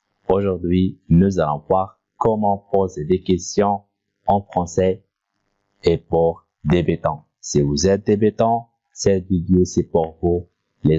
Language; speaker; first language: French; non-native, local second language; Arabic